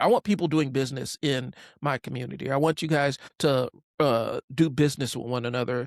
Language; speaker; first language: English; native; English